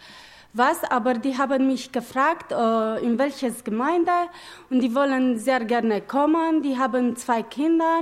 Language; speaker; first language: German; non-native, learner; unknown